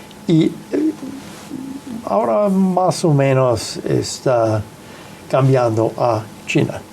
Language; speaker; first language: Spanish; non-native, fluent; English